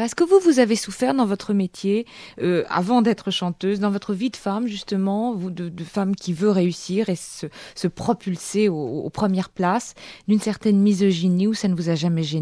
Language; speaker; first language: French; native; French